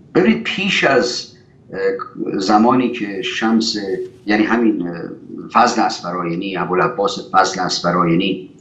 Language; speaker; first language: Persian; native; Persian